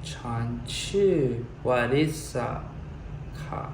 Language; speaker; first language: Thai; non-native, learner; English